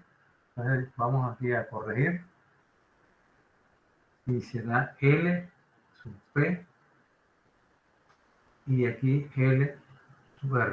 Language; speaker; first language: Spanish; native; Spanish